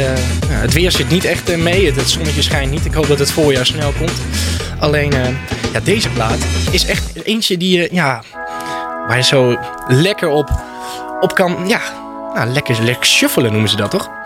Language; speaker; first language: Dutch; native; Dutch